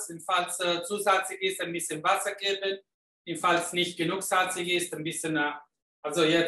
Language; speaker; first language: German; non-native, fluent; Italian